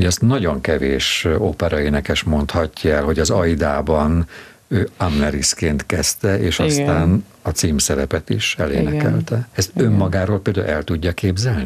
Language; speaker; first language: Hungarian; native; Hungarian